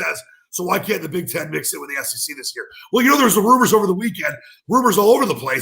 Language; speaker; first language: English; native; English